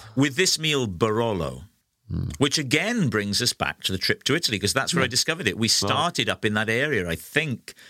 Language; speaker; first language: English; native; English